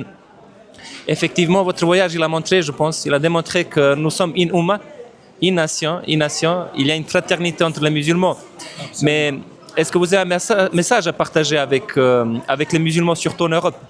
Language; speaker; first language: French; non-native, fluent; Bosnian